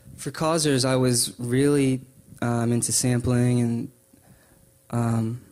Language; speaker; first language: English; native; English